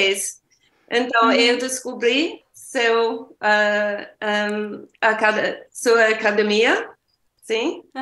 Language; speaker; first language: Portuguese; non-native, learner; English